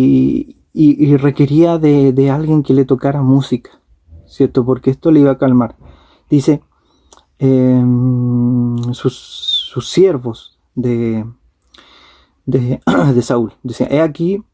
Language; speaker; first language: Spanish; native; Spanish